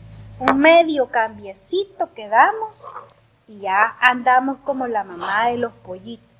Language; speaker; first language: Spanish; native; Spanish